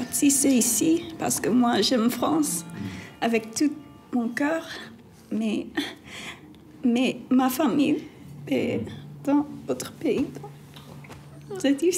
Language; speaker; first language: French; non-native, learner; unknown